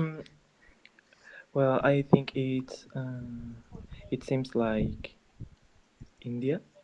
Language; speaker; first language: English; non-native, learner; Spanish